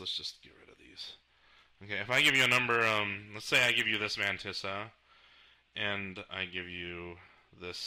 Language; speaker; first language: English; native; English